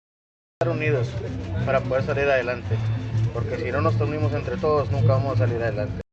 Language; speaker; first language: Spanish; native; Spanish